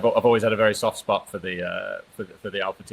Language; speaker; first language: English; native; English